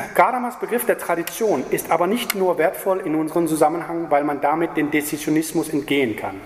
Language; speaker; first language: German; non-native, fluent; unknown